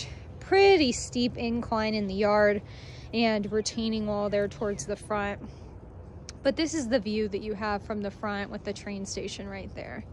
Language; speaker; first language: English; native; English